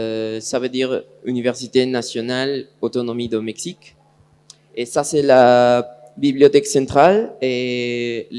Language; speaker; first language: French; non-native, learner; Spanish